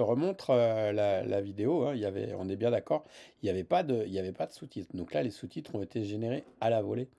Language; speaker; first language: French; native; French